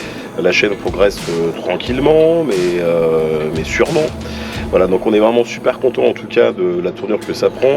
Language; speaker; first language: French; native; French